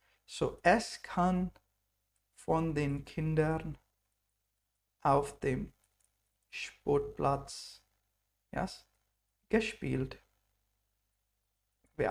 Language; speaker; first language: German; non-native, fluent; English